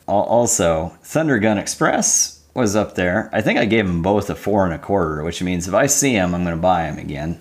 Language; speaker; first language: English; native; English